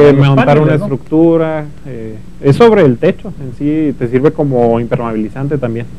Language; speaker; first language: Spanish; native; Spanish